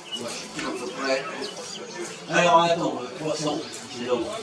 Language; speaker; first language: French; native; French